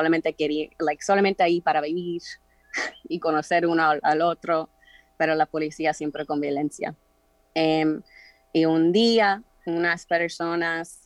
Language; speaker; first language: Spanish; early bilingual, heritage; Spanish